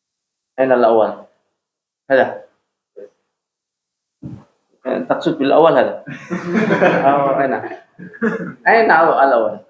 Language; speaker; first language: Arabic; non-native, fluent; Indonesian